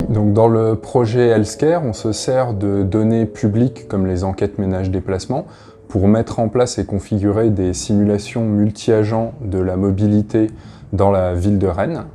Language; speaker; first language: French; native; French